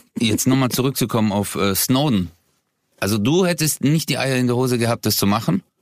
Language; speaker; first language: German; early bilingual, other home language; Turkish